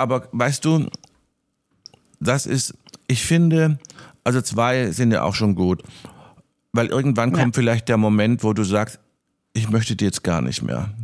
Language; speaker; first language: German; native; German